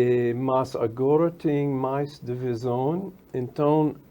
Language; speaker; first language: Portuguese; non-native, fluent; English